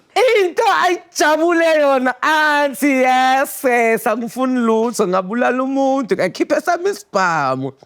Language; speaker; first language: Zulu; native; Zulu